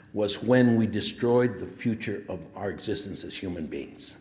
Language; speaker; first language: English; early bilingual, other home language; Spanish